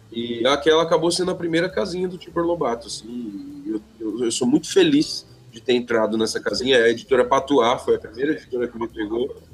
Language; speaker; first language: Portuguese; native; Portuguese